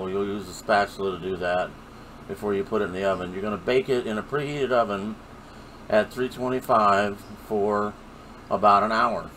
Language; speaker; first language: English; native; English